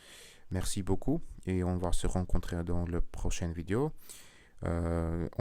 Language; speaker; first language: French; non-native, learner; Russian